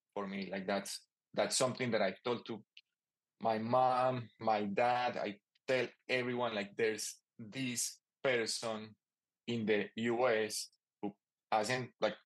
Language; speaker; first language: English; non-native, fluent; Spanish